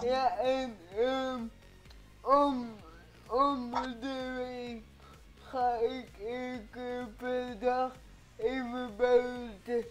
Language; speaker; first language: Dutch; early bilingual, other home language; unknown